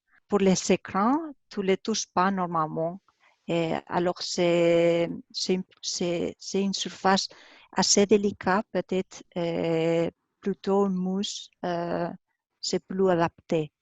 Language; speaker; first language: French; non-native, learner; Spanish